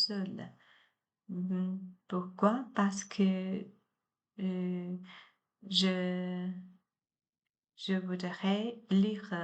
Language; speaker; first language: French; non-native, learner; Chinese